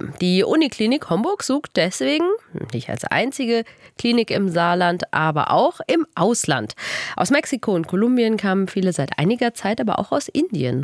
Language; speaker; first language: German; native; German